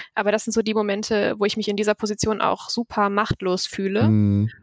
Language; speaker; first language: German; native; German